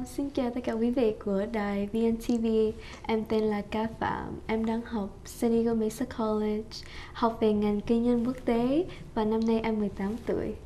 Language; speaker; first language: Vietnamese; early bilingual, heritage; Vietnamese